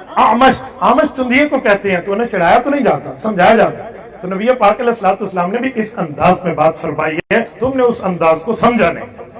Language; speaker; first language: Urdu; non-native, local second language; Saraiki